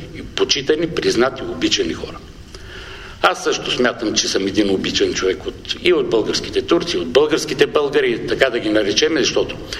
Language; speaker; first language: Bulgarian; non-native, local second language; Turkish